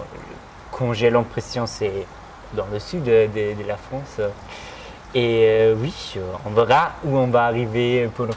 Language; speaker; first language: French; non-native, fluent; German